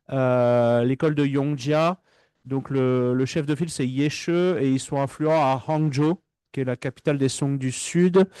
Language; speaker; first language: French; native; French